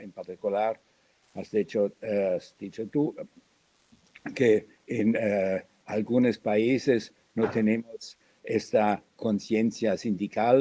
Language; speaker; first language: Spanish; non-native, fluent; German